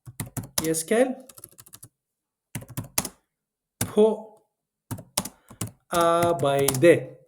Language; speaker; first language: Danish; non-native, learner; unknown